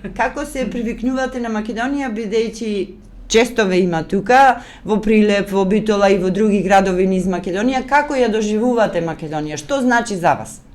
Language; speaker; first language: Macedonian; native; Macedonian